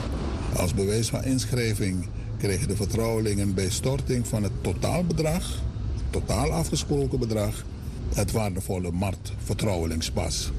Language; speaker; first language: Dutch; native; Dutch